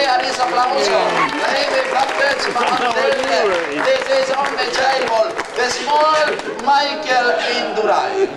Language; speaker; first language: English; non-native, learner; Spanish